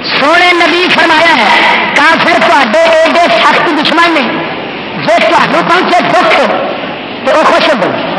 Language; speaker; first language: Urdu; non-native, local second language; Saraiki